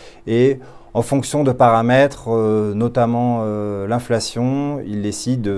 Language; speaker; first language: French; native; French